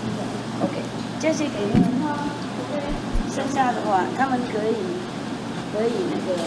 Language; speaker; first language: Chinese; non-native, fluent; Vietnamese